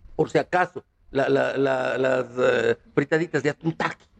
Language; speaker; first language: Spanish; native; Spanish